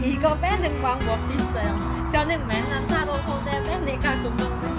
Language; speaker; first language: Korean; non-native, learner; Vietnamese